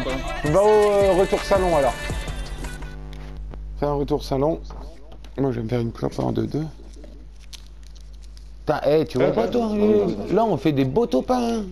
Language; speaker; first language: French; native; French